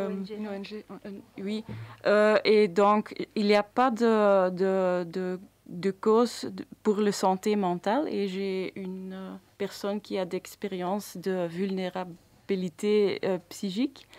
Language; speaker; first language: French; non-native, local second language; Dutch